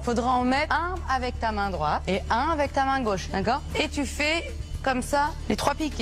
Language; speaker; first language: French; native; French